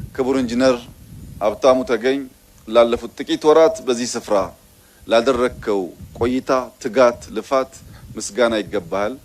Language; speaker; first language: Amharic; non-native, local second language; Oromo